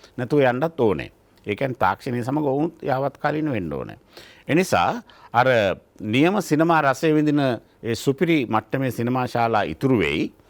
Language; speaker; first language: Sinhala; native; Sinhala